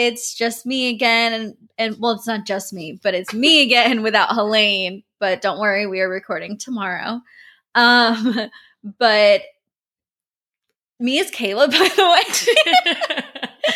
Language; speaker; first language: English; native; English